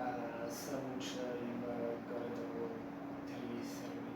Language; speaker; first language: Bulgarian; non-native, learner; English